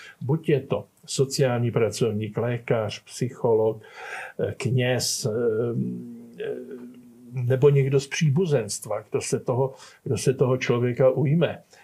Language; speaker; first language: Czech; native; Czech